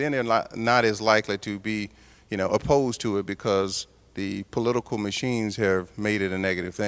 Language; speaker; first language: English; native; English